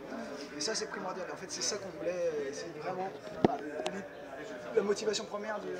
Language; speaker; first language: French; native; French